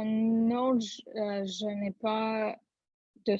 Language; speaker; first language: French; non-native, learner; Russian